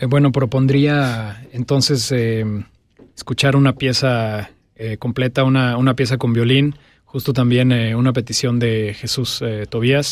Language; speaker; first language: Spanish; native; Spanish